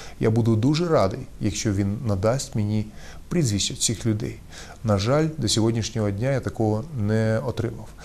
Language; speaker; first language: Ukrainian; non-native, local second language; Russian